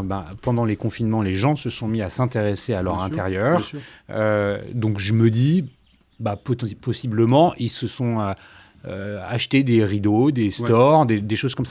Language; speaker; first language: French; native; French